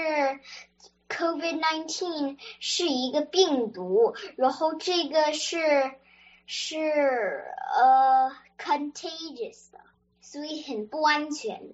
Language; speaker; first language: Chinese; early bilingual, other home language; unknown